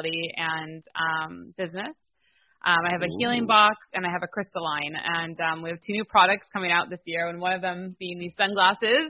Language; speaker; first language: English; native; English